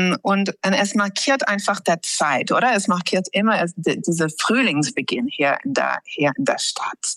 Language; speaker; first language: German; non-native, fluent; English